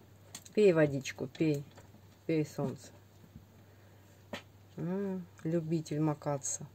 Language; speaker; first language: Russian; native; Russian